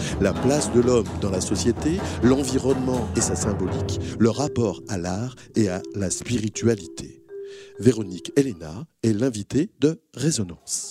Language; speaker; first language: French; native; French